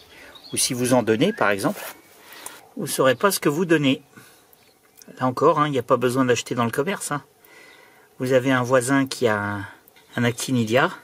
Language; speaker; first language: French; native; French